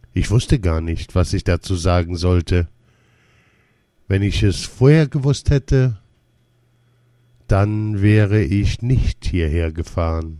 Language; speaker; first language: German; early bilingual, other home language; Lithuanian